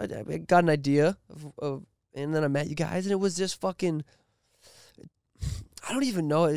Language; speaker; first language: English; native; English